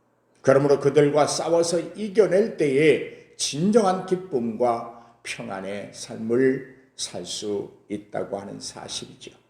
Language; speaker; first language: Korean; native; Korean